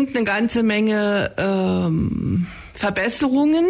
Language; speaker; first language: German; native; German